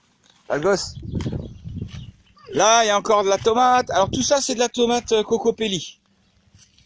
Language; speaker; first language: French; native; French